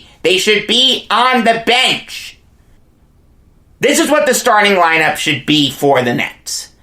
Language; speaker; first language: English; native; English